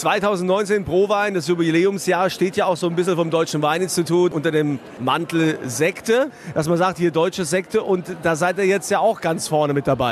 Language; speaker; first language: German; native; German